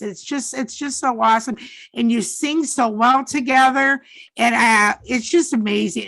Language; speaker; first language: English; native; English